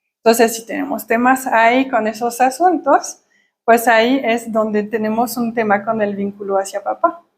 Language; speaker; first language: Spanish; non-native, fluent; French